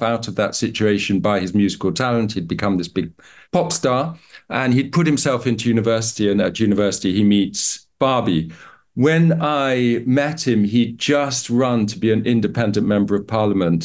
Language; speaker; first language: English; native; English